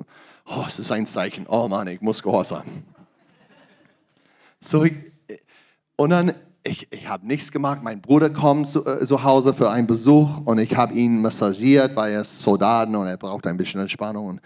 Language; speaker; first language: German; non-native, learner; English